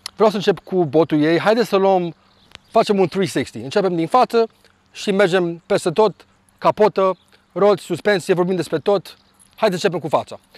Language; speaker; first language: Romanian; early bilingual, heritage; Romanian